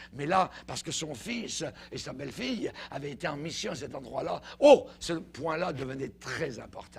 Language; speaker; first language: French; native; French